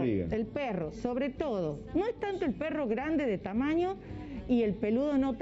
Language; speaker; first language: Spanish; native; Spanish